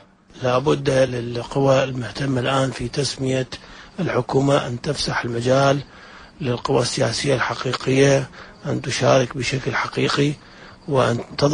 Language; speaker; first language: Arabic; native; Arabic